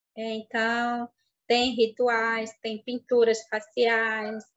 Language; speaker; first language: Portuguese; non-native, local second language; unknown